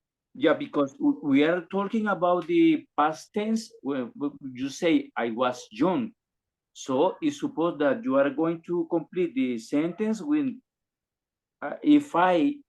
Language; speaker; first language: English; non-native, learner; Spanish